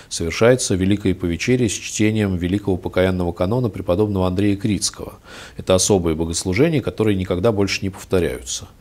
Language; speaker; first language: Russian; native; Russian